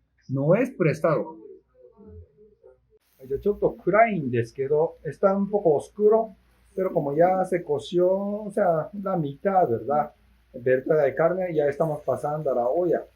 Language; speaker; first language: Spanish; non-native, fluent; Japanese